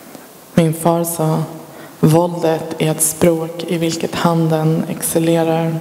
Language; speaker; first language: Swedish; early bilingual, other home language; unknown